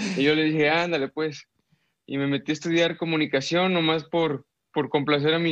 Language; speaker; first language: Spanish; native; Spanish